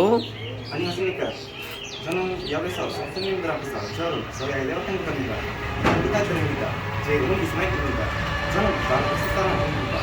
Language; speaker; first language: Korean; non-native, learner; Bangla